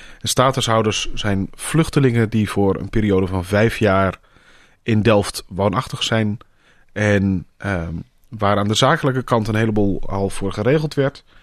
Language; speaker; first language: Dutch; native; Dutch